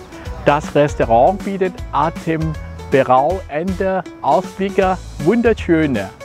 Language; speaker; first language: German; non-native, fluent; Thai